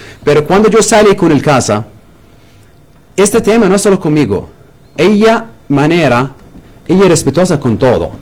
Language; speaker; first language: Spanish; non-native, learner; Arabic